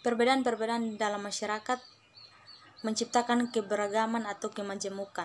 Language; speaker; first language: Indonesian; native; Indonesian